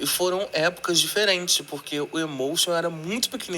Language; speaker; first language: Portuguese; native; Portuguese